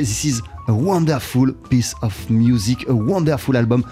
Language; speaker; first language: English; non-native, fluent; French